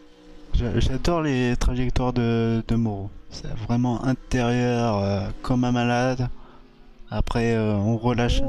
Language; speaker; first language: French; native; French